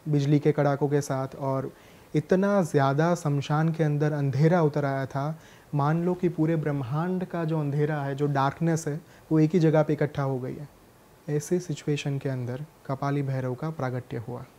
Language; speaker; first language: Hindi; non-native, local second language; Gujarati